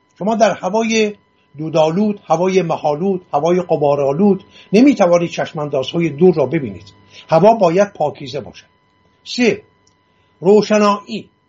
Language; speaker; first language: Persian; non-native, local second language; Assyrian Neo-Aramaic